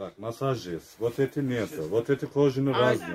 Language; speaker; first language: Russian; non-native, learner; Turkish